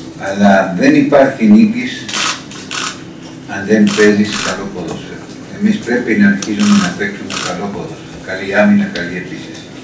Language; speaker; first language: Greek; non-native, learner; Spanish